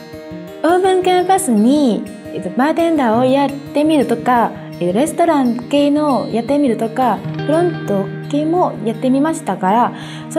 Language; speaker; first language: Japanese; non-native, fluent; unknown